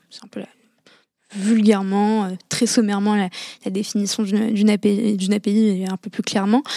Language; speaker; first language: French; non-native, local second language; Arabic